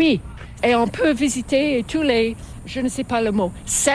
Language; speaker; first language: French; non-native, fluent; English